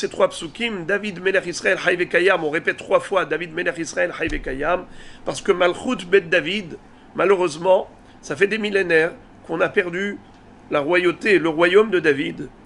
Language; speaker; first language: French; native; French